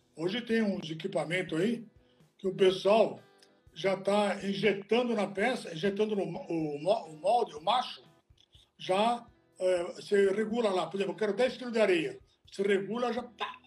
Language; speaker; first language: Portuguese; non-native, fluent; Italian